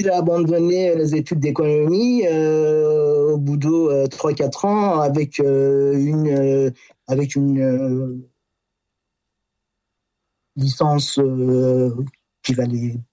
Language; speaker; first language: French; non-native, fluent; Persian